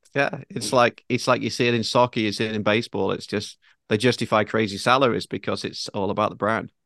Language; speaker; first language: English; native; English